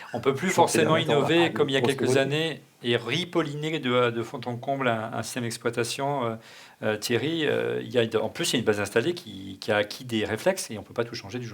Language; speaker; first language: French; native; French